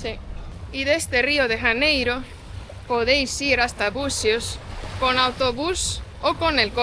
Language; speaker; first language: Spanish; non-native, fluent; Estonian